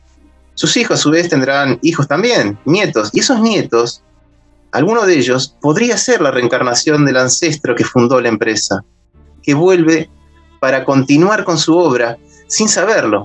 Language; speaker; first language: Spanish; native; Spanish